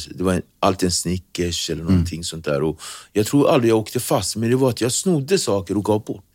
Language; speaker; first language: Swedish; early bilingual, other home language; Kabuverdianu